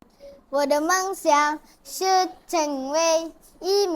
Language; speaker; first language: Chinese; non-native, learner; Malay